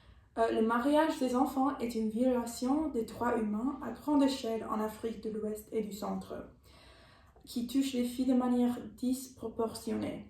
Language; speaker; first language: French; non-native, learner; English